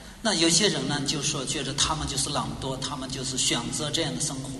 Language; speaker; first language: Chinese; native; Chinese